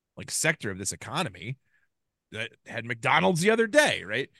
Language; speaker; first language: English; native; English